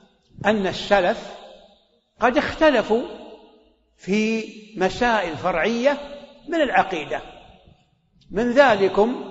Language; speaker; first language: Arabic; native; Arabic